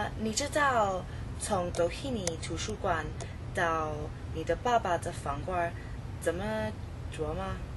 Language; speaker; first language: Chinese; non-native, learner; English